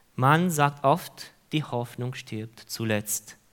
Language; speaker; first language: German; non-native, fluent; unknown